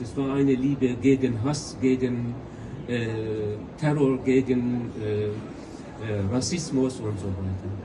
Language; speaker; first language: German; non-native, local second language; Kurdish